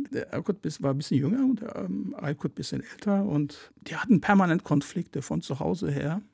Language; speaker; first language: German; early bilingual, other home language; Turkish